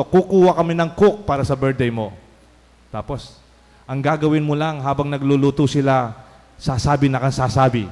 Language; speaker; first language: Filipino; non-native, local second language; Pampanga